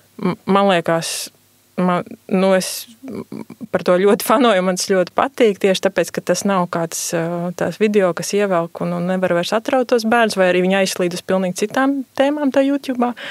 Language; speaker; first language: Latvian; native; Latvian